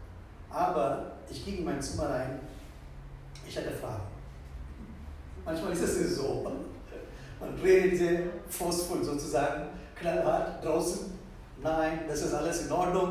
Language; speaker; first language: German; non-native, fluent; Tamil